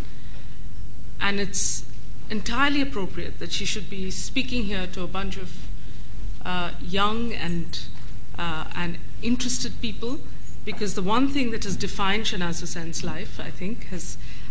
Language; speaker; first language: English; non-native, local second language; Bangla